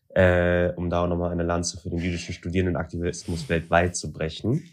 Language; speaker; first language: German; native; German